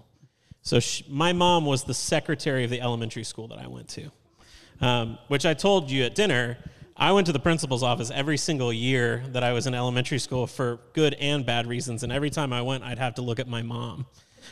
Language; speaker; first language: English; native; English